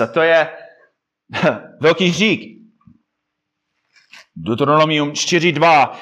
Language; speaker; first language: Czech; non-native, fluent; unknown